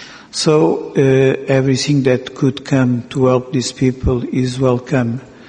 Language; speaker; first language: English; non-native, fluent; Portuguese